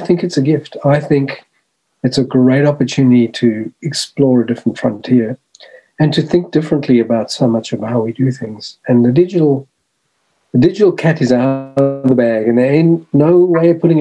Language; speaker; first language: English; native; English